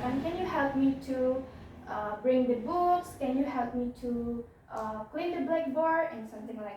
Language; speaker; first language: English; non-native, learner; Indonesian